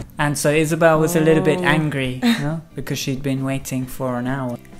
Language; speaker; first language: English; native; English